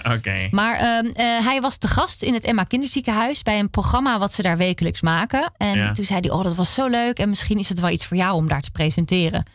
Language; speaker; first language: Dutch; native; Dutch